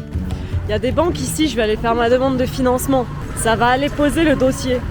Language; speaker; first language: French; native; French